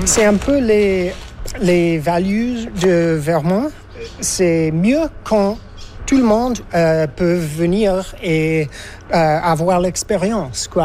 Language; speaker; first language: French; non-native, learner; English